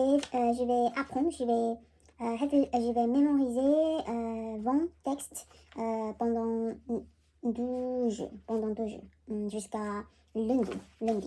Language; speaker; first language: French; non-native, learner; Korean